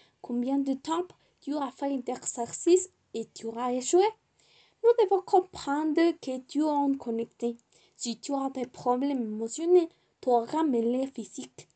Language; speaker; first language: French; non-native, learner; Spanish